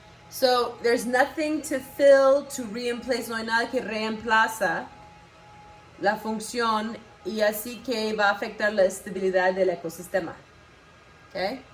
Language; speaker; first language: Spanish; non-native, local second language; English